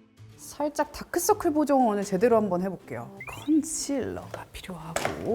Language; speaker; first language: Korean; native; Korean